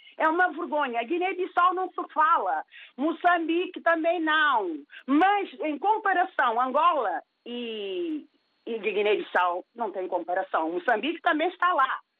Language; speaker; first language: Portuguese; early bilingual, other home language; Kabuverdianu